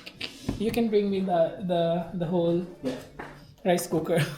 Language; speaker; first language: English; non-native, local second language; Filipino